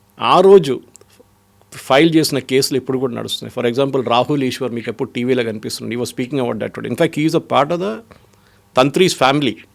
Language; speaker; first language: Telugu; non-native, fluent; Malayalam